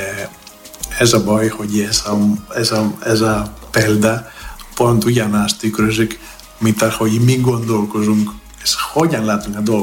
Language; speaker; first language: Hungarian; non-native, fluent; Greek